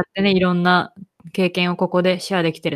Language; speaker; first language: Japanese; native; Japanese